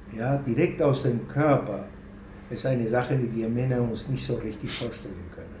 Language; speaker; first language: German; non-native, fluent; Spanish